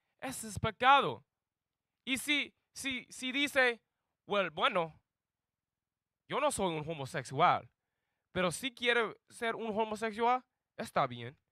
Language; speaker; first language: Spanish; non-native, learner; English